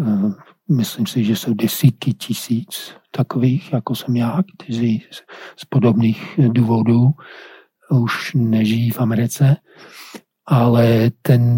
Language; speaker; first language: Czech; non-native, fluent; English